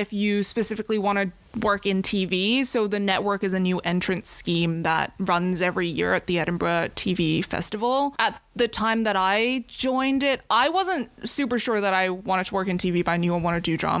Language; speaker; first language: English; non-native, local second language; Cantonese